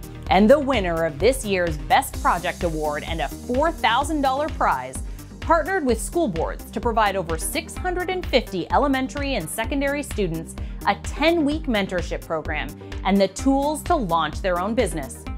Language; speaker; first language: English; native; English